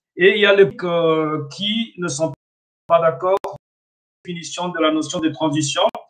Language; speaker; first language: French; non-native, local second language; Somali